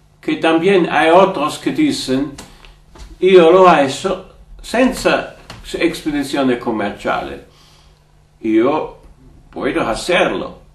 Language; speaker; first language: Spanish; non-native, learner; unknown